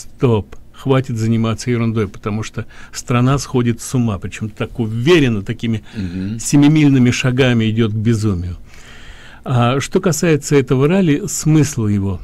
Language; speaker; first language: Russian; native; Russian